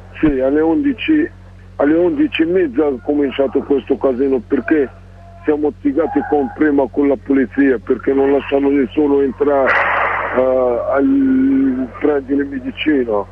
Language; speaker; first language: Italian; non-native, learner; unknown